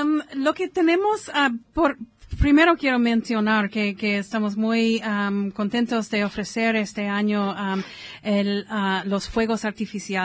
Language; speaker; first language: Spanish; non-native, fluent; English